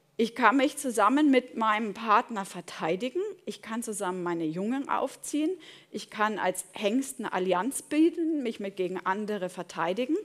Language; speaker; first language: German; native; German